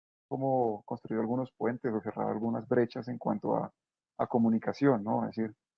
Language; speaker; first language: Spanish; native; Spanish